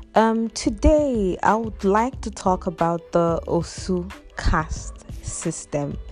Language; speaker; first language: English; non-native, local second language; Igbo